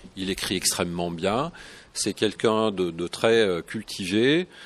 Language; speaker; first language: French; native; French